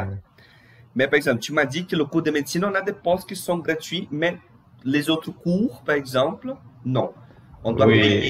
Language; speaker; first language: French; non-native, fluent; Portuguese